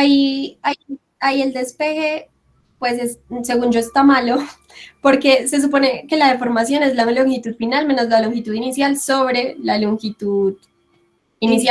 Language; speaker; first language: Spanish; native; Spanish